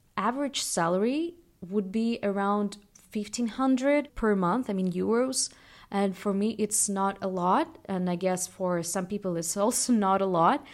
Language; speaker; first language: English; non-native, fluent; Russian